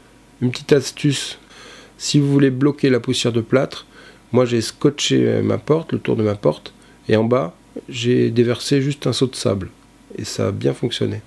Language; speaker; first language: French; native; French